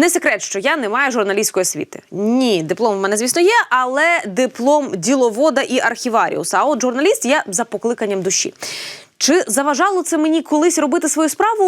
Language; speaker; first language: Ukrainian; native; Ukrainian